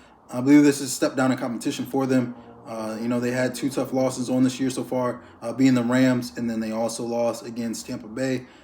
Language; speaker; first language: English; native; English